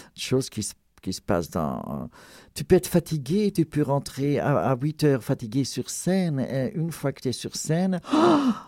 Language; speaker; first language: French; non-native, fluent; Dutch